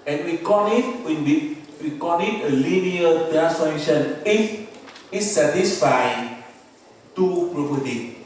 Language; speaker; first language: English; non-native, fluent; Vietnamese